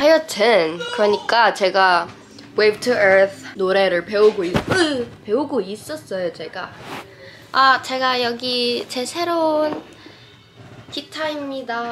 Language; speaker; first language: Korean; non-native, fluent; English